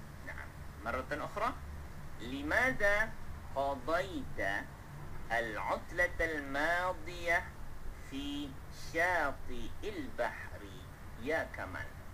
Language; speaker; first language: Arabic; non-native, fluent; Malay